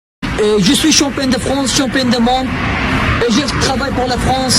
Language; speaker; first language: French; non-native, learner; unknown